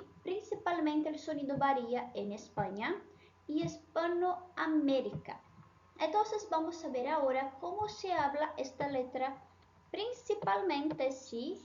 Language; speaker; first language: Spanish; non-native, fluent; Portuguese